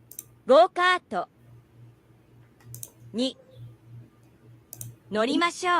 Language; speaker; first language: Japanese; non-native, learner; English